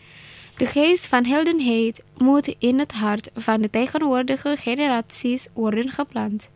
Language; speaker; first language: Dutch; non-native, fluent; Indonesian